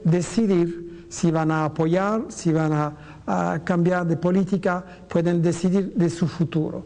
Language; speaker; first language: Spanish; non-native, fluent; French